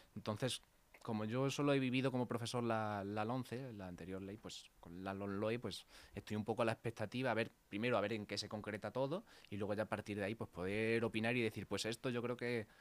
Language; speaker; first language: Spanish; native; Spanish